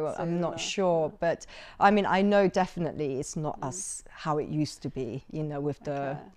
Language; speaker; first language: English; early bilingual, other home language; Cantonese